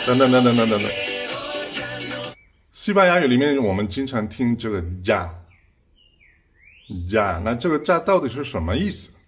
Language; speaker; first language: Chinese; non-native, fluent; Spanish